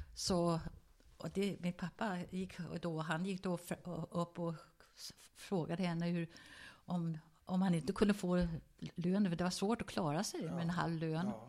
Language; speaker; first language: Swedish; early bilingual, other home language; German